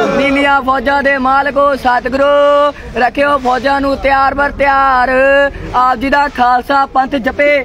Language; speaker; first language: Punjabi; native; Punjabi